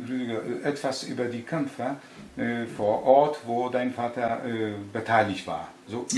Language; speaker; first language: German; non-native, learner; Polish